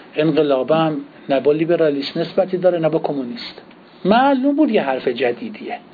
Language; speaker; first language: Persian; native; Persian